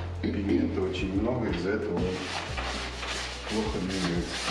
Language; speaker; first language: Russian; native; Russian